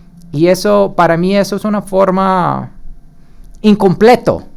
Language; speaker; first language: Spanish; early bilingual, heritage; Spanish